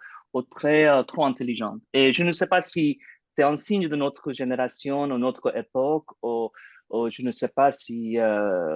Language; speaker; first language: French; non-native, fluent; English